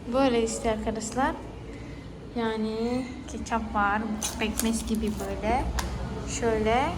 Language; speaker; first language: Turkish; non-native, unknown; Indonesian